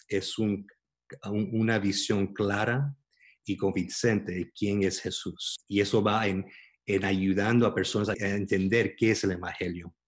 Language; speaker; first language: Spanish; early bilingual, heritage; Spanish